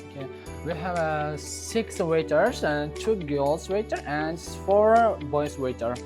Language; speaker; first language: English; non-native, local second language; Uzbek